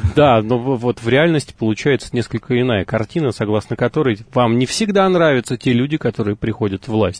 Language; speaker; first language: Russian; native; Russian